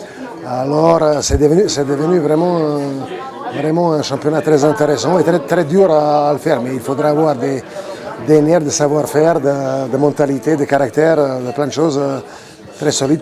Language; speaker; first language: French; non-native, fluent; Croatian